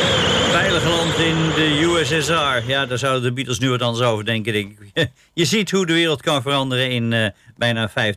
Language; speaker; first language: Dutch; native; Dutch